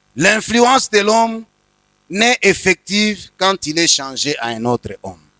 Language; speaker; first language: French; non-native, local second language; Swahili